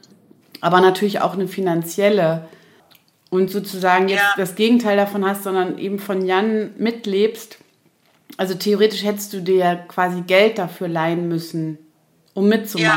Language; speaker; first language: German; native; German